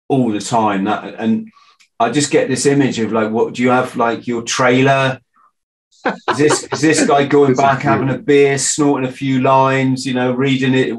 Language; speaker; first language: English; native; English